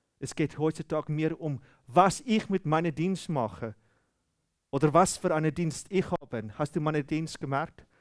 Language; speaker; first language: German; non-native, fluent; Afrikaans